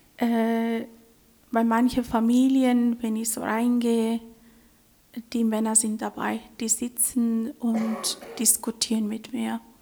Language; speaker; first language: German; non-native, fluent; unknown